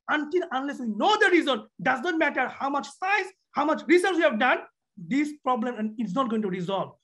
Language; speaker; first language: English; non-native, local second language; Bangla